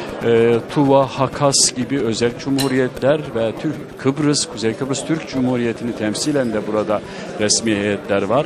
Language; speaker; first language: Turkish; native; Turkish